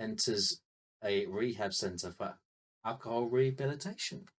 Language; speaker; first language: English; native; English